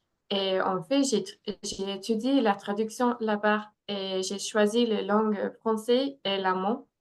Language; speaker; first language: French; non-native, fluent; English